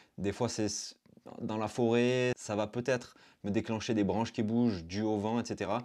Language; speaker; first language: French; native; French